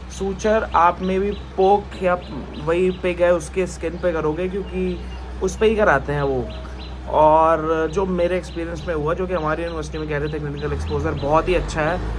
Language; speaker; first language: Hindi; native; Hindi